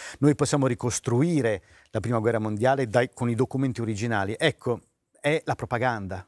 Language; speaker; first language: Italian; native; Italian